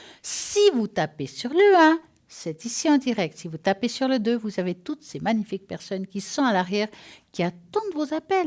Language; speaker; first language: French; native; French